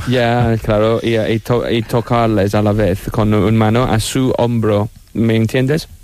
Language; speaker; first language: Spanish; non-native, fluent; English